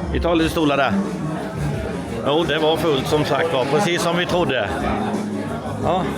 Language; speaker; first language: Swedish; native; Swedish